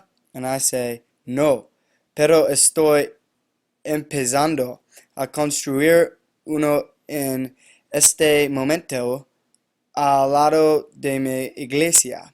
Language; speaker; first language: Spanish; non-native, learner; English